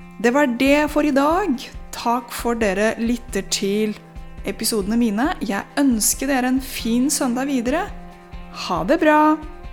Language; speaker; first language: Norwegian; non-native, fluent; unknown